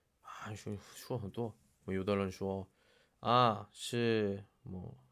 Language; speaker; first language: Chinese; non-native, learner; Korean